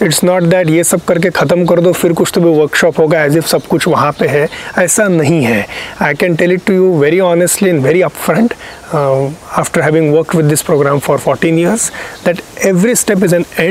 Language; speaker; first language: English; non-native, local second language; Marathi